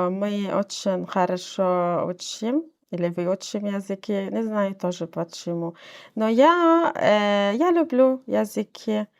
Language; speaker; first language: Russian; non-native, learner; Arabic